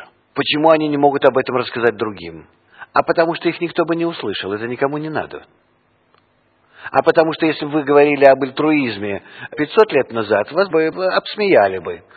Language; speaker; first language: Russian; non-native, fluent; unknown